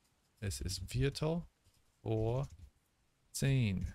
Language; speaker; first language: German; non-native, learner; English